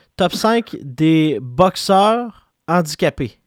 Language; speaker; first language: French; native; French